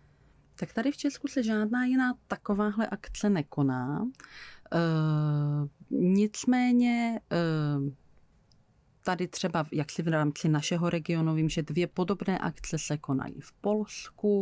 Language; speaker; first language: Czech; native; Czech